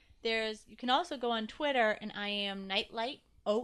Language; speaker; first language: English; native; English